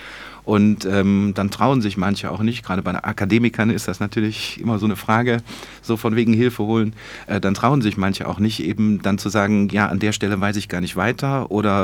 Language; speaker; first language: German; native; German